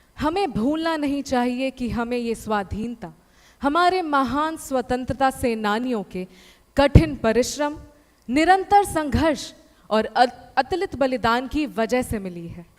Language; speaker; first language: Hindi; native; Hindi